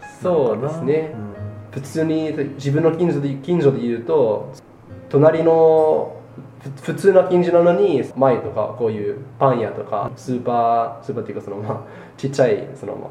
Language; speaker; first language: Japanese; non-native, fluent; Arabic